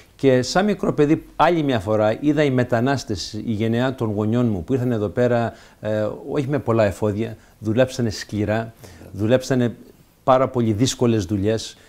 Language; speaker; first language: Greek; early bilingual, heritage; Greek